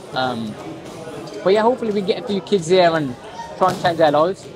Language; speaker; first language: English; native; English